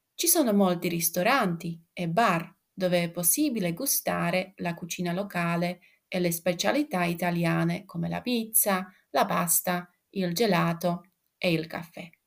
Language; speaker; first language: Italian; non-native, fluent; Slovak